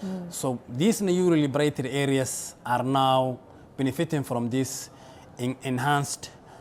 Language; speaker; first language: English; non-native, local second language; Somali